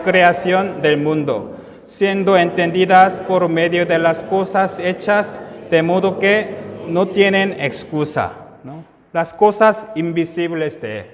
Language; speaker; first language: Spanish; non-native, fluent; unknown